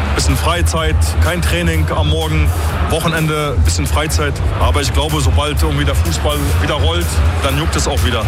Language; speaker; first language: German; early bilingual, other home language; Polish